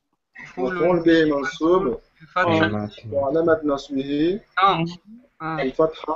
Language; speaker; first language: Arabic; non-native, learner; French